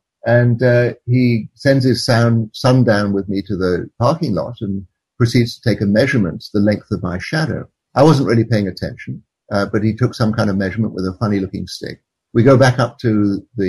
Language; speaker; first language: English; native; English